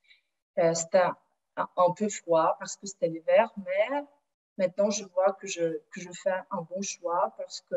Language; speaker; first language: French; non-native, fluent; Ukrainian